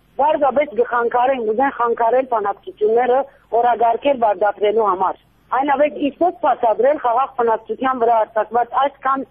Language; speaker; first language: Armenian; early bilingual, heritage; Armenian